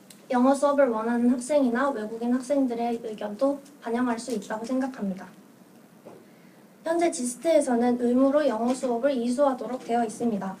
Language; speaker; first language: Korean; native; Korean